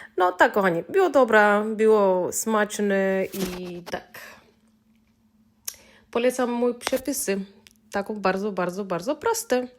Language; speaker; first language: Polish; non-native, learner; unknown